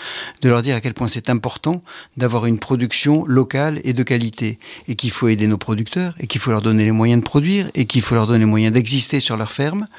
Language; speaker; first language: French; native; French